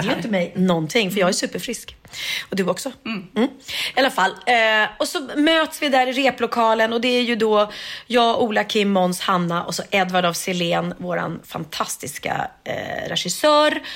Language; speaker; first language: Swedish; native; Swedish